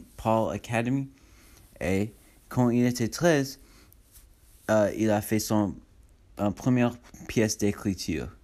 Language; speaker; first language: French; non-native, learner; English